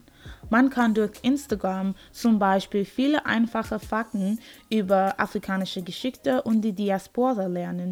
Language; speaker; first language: German; non-native, learner; English